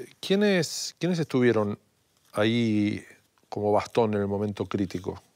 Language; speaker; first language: Spanish; native; Spanish